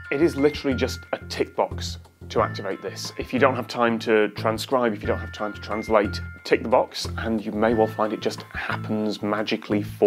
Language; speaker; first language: English; native; English